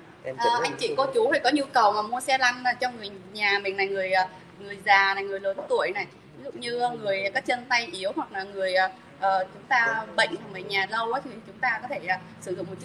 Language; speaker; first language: Vietnamese; native; Vietnamese